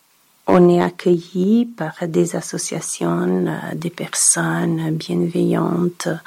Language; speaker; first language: French; non-native, learner; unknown